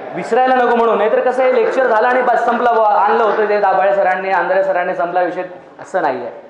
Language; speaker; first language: Marathi; non-native, local second language; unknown